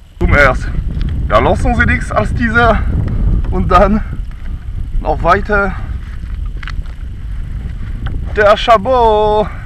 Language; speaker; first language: German; non-native, fluent; French